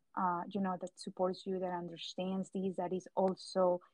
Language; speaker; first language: English; non-native, fluent; Spanish